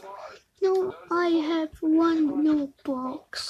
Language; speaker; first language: English; non-native, learner; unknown